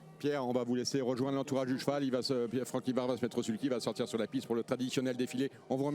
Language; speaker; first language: French; native; French